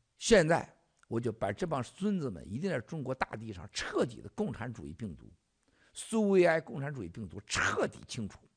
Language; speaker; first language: Chinese; native; Chinese